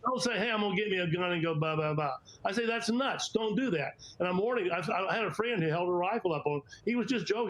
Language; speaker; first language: English; native; English